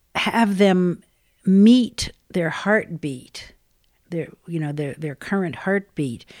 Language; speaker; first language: English; native; English